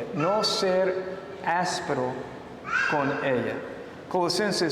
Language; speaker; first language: Spanish; non-native, fluent; English